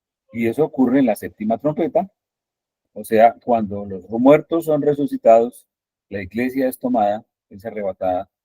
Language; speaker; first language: Spanish; native; Spanish